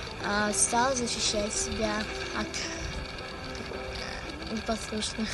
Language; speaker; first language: Russian; non-native, local second language; Kazakh